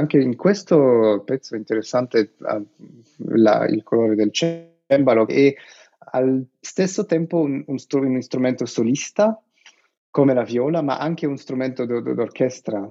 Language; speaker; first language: Italian; non-native, fluent; Russian